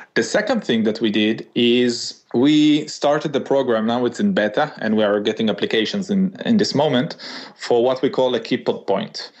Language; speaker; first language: English; non-native, fluent; Hebrew